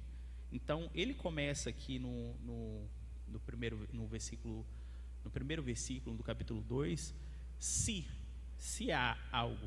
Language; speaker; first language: Portuguese; native; Portuguese